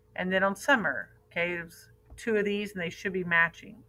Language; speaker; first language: English; native; English